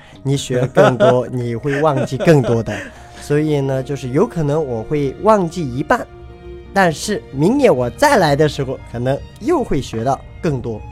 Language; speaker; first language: Chinese; non-native, local second language; Tibetan